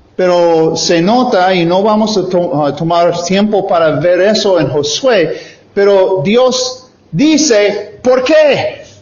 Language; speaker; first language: Spanish; non-native, fluent; English